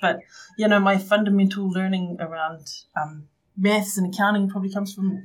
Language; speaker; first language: English; native; English